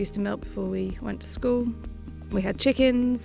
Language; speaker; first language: English; native; English